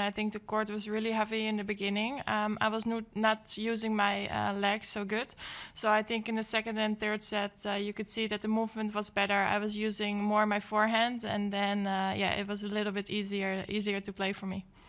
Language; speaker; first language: English; non-native, fluent; Dutch